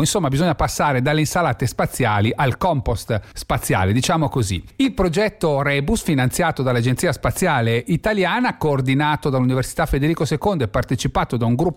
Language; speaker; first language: Italian; native; Italian